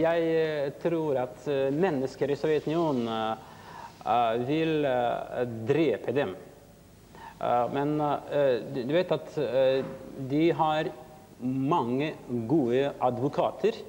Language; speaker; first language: Swedish; non-native, learner; Russian